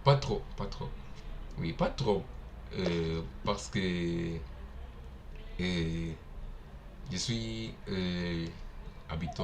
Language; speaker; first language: French; non-native, learner; Portuguese